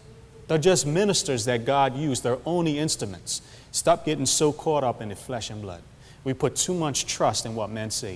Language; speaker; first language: English; native; English